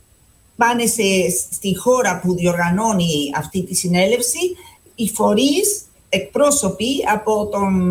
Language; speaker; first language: Greek; non-native, fluent; Spanish